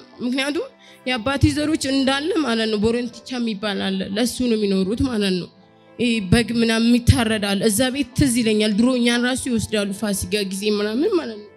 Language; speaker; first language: Amharic; non-native, local second language; Oromo